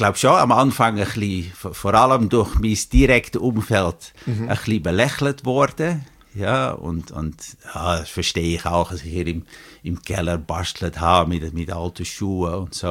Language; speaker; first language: German; native; German